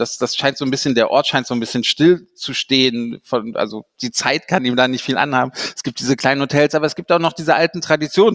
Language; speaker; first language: German; native; German